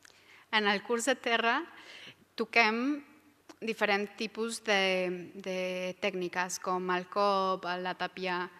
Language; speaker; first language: Catalan; non-native, local second language; Spanish